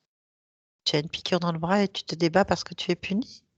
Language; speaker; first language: French; native; French